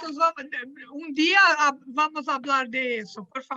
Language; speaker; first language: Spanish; non-native, learner; Portuguese